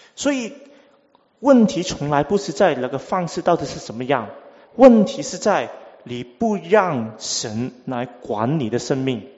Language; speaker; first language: Chinese; non-native, local second language; Cantonese